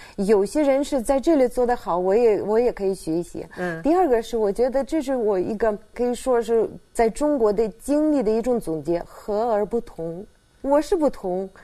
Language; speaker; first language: Chinese; non-native, fluent; Russian